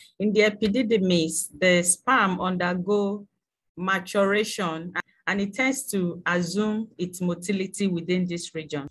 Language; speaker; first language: English; non-native, local second language; Yoruba